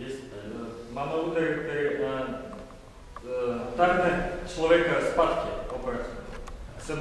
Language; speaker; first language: Russian; native; Russian